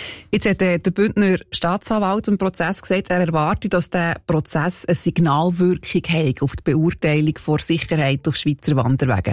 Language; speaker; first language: German; native; German